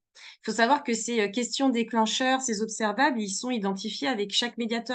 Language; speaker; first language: French; native; French